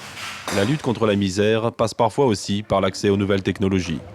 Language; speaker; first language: French; native; French